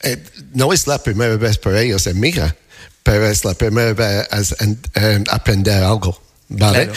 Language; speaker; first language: Spanish; non-native, learner; English